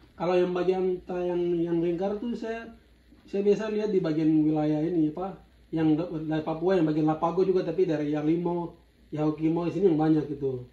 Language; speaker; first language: Indonesian; non-native, local second language; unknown